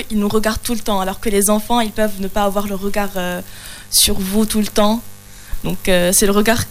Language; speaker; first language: French; non-native, local second language; Arabic